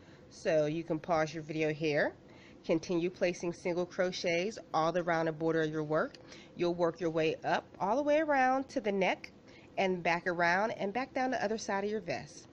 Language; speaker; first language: English; native; English